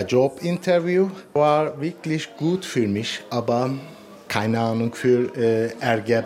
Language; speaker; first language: German; non-native, learner; Turkish